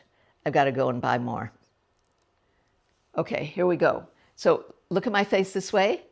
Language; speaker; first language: English; native; English